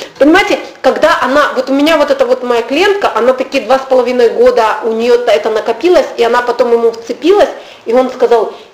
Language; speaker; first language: Russian; native; Russian